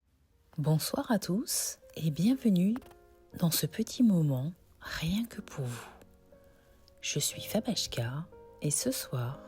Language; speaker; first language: French; native; French